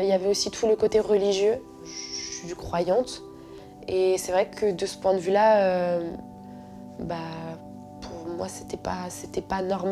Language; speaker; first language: French; native; French